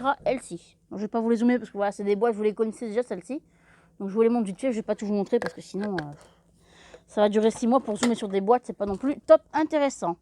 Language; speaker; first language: French; native; French